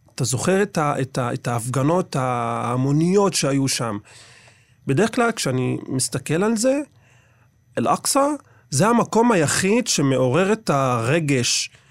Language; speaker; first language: Hebrew; non-native, local second language; Arabic